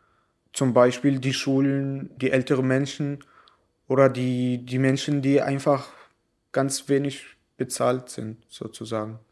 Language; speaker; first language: German; non-native, fluent; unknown